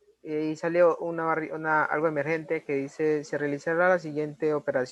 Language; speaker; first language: Spanish; native; Spanish